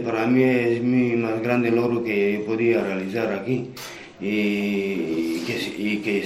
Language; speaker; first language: Spanish; non-native, fluent; Romanian